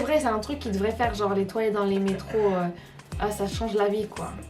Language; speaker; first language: French; native; French